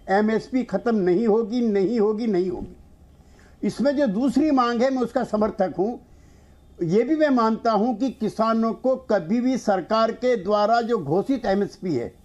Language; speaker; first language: Hindi; native; Hindi